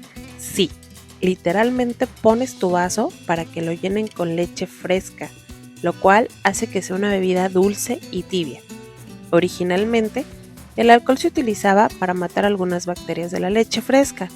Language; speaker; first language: Spanish; native; Spanish